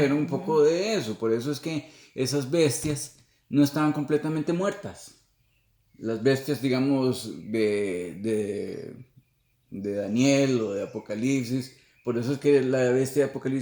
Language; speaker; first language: Spanish; native; Spanish